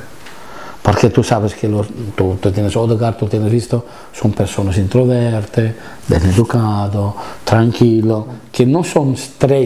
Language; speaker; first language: Spanish; non-native, fluent; Italian